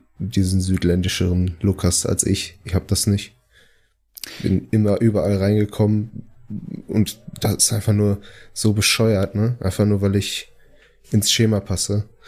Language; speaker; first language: German; native; German